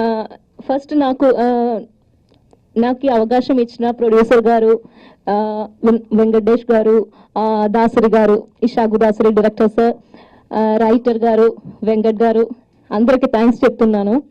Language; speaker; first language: Telugu; non-native, learner; Malayalam